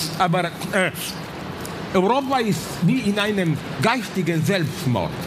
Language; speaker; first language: German; non-native, learner; Slovenian